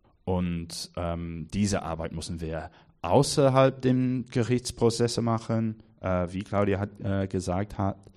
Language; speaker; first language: German; non-native, learner; English